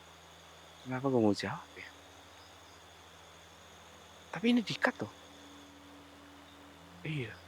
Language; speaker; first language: Indonesian; native; Indonesian